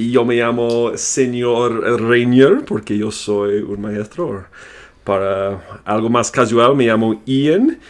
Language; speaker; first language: Spanish; non-native, fluent; English